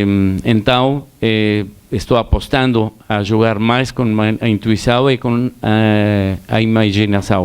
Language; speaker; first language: Portuguese; non-native, learner; Spanish